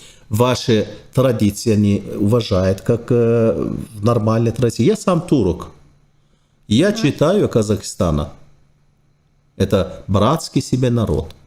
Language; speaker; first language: Russian; non-native, fluent; Turkish